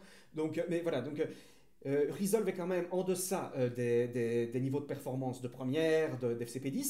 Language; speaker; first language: French; native; French